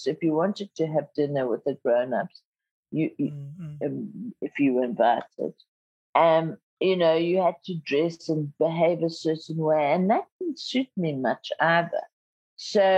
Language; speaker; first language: English; non-native, local second language; Zulu